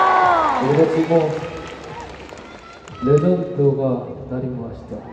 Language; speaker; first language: Japanese; non-native, learner; Korean